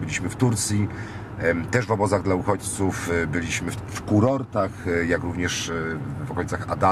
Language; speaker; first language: Polish; native; Polish